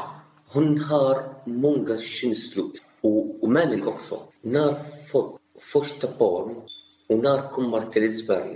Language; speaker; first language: Swedish; non-native, learner; Arabic